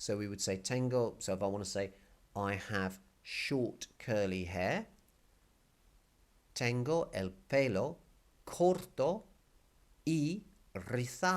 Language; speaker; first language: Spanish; non-native, fluent; English